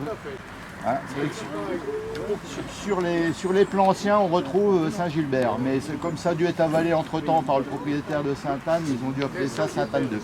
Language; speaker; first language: French; native; French